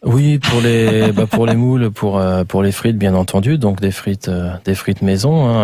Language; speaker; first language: French; native; French